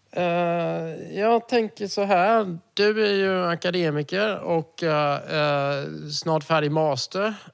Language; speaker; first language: Swedish; native; Swedish